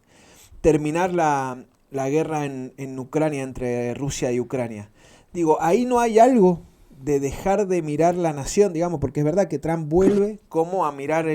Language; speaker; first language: Spanish; native; Spanish